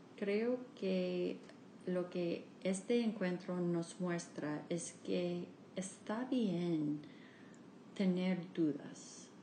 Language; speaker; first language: Spanish; non-native, learner; English